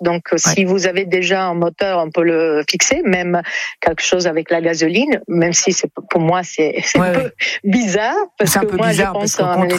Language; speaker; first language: French; non-native, fluent; Italian